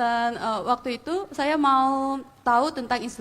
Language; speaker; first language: Indonesian; non-native, fluent; Korean